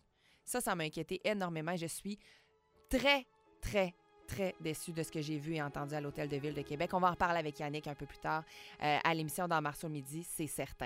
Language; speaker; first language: French; native; French